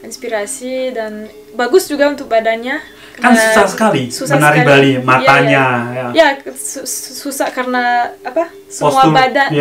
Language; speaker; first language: Indonesian; non-native, learner; French